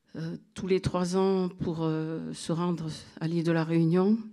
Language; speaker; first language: French; native; French